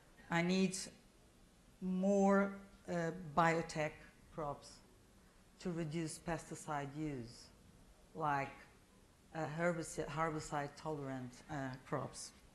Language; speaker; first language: English; non-native, fluent; Portuguese